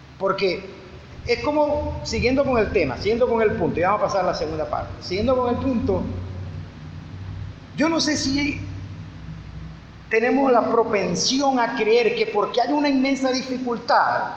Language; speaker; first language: Spanish; native; Spanish